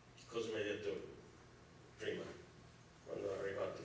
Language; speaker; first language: Italian; non-native, learner; English